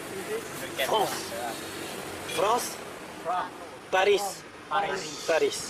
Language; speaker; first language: French; native; French